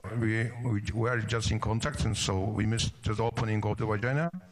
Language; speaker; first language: English; non-native, fluent; Turkish